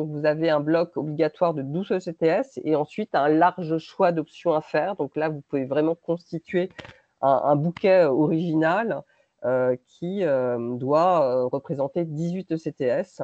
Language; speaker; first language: French; native; French